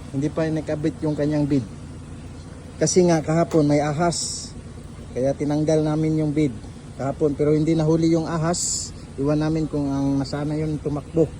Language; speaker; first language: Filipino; non-native, local second language; Cebuano